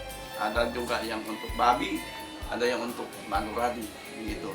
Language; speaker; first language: Indonesian; non-native, local second language; Tetum